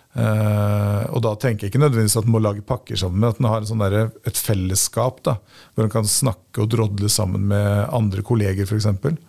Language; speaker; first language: Norwegian; native; Norwegian